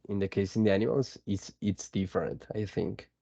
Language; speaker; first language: English; non-native, fluent; Spanish